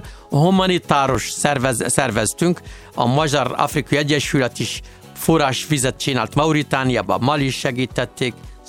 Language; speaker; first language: Hungarian; non-native, learner; Arabic